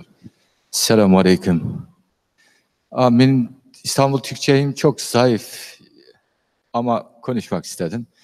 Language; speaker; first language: Turkish; non-native, learner; Uyghur